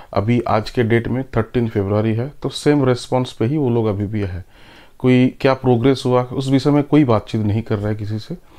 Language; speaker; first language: Hindi; native; Hindi